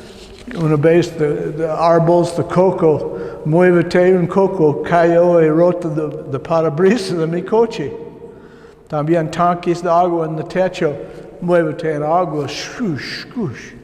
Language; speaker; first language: Spanish; non-native, learner; English